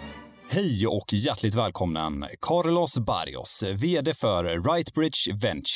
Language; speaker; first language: Swedish; native; Swedish